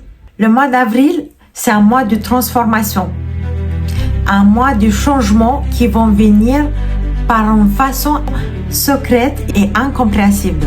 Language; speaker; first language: French; non-native, fluent; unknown